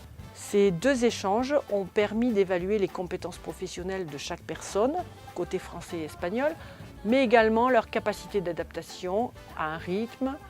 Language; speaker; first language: French; native; French